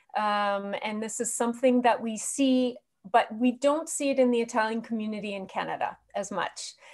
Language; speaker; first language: English; native; English